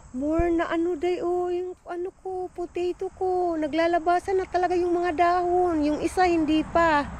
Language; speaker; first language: Filipino; non-native, local second language; Cebuano